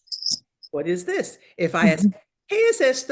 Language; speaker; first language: Spanish; non-native, learner; English